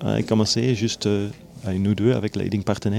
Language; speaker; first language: French; non-native, learner; Dutch